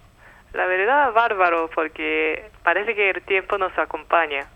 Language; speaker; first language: Spanish; non-native, fluent; Japanese